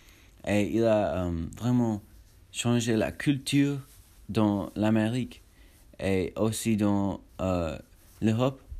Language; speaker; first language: French; non-native, learner; English